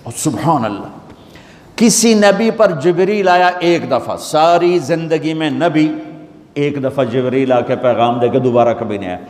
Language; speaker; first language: Urdu; non-native, local second language; Punjabi